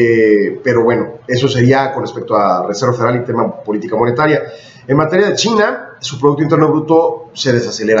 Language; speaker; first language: Spanish; native; Spanish